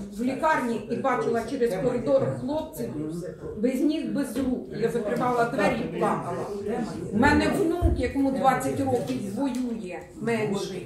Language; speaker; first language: Ukrainian; native; Ukrainian